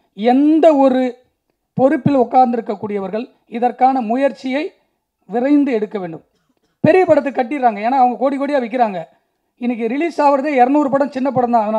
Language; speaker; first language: Tamil; native; Tamil